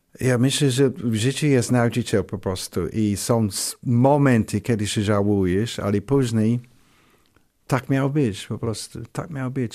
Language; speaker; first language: Polish; non-native, learner; English